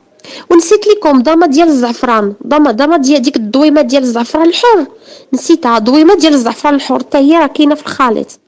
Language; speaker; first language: Arabic; native; Arabic